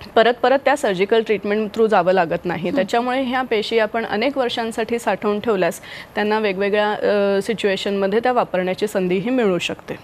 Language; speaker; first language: Marathi; native; Marathi